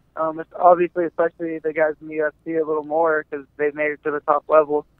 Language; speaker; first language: English; native; English